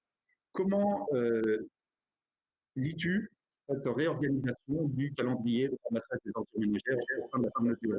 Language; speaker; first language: French; native; French